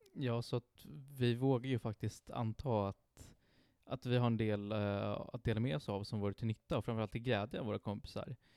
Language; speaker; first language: Swedish; native; Swedish